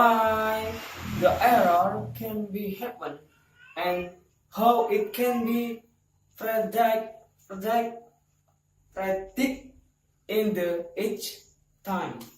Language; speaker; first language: English; non-native, learner; Indonesian